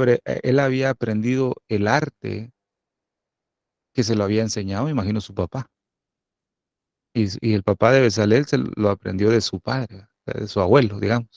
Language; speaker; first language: Spanish; native; Spanish